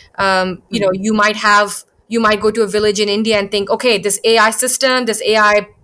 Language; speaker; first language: English; early bilingual, other home language; Thai